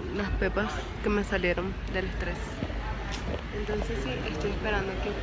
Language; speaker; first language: Spanish; native; Spanish